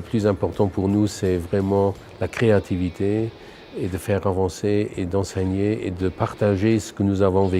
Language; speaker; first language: French; non-native, local second language; Luxembourgish